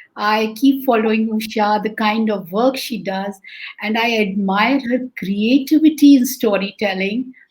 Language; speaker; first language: English; non-native, local second language; Hindi